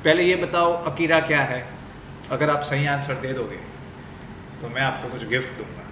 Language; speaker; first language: Hindi; non-native, local second language; Gujarati